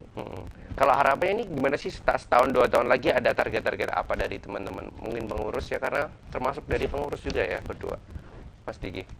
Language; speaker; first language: Indonesian; native; Indonesian